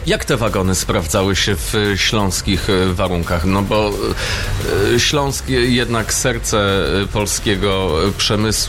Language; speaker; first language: Polish; native; Polish